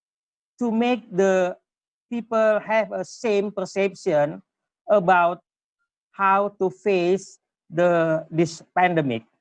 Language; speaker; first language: English; non-native, local second language; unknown